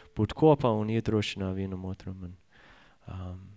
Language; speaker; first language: Latvian; non-native, learner; English